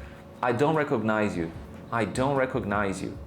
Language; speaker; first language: English; non-native, fluent; Portuguese